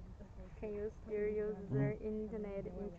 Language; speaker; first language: English; non-native, learner; Chinese